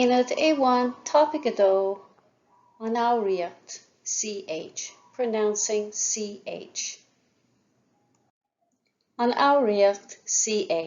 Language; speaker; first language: Irish; non-native, fluent; English